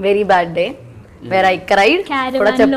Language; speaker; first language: Telugu; non-native, fluent; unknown